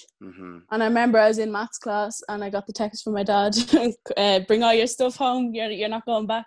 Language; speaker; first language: English; native; English